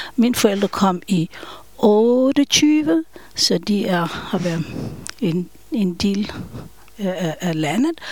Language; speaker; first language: Danish; non-native, fluent; Hebrew